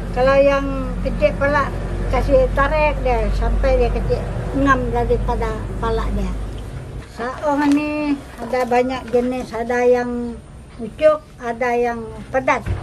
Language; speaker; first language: Malay; non-native, local second language; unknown